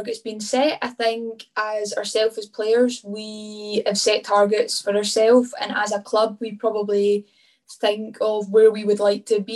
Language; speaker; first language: English; native; English